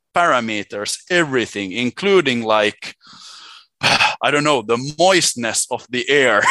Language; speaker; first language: English; non-native, fluent; Swedish